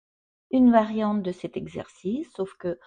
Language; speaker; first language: French; non-native, fluent; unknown